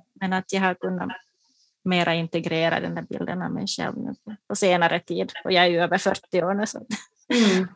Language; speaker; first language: Swedish; native; Swedish